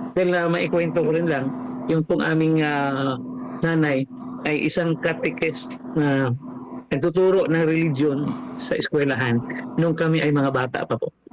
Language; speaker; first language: Filipino; non-native, local second language; Cebuano